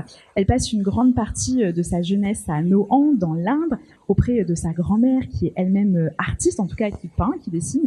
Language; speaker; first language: French; native; French